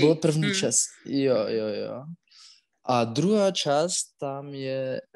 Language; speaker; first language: Czech; non-native, learner; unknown